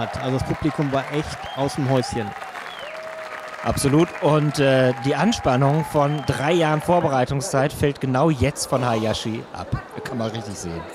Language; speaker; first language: German; native; German